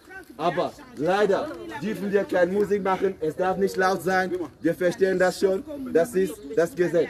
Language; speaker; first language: German; non-native, fluent; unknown